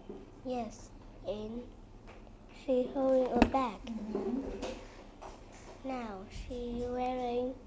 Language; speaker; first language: English; non-native, learner; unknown